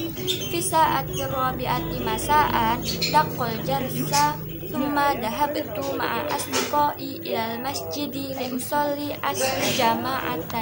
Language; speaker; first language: Arabic; non-native, learner; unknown